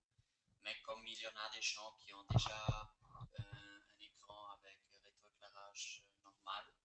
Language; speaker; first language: French; non-native, fluent; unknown